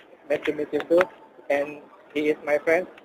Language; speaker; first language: English; non-native, learner; Indonesian